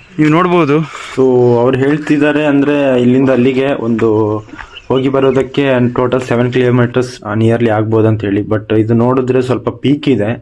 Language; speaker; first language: Kannada; non-native, local second language; Tulu